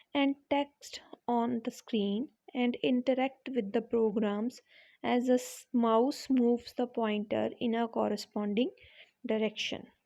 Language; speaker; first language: English; non-native, local second language; Punjabi